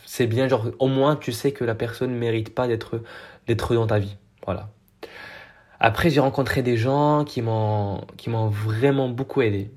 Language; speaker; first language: French; non-native, local second language; Arabic